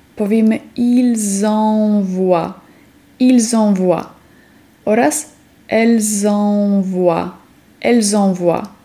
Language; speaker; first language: French; non-native, fluent; Polish